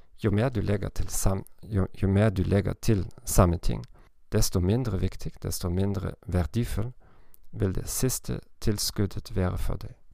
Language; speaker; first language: Norwegian; non-native, learner; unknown